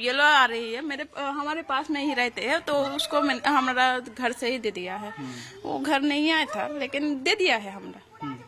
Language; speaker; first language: Hindi; non-native, local second language; Bangla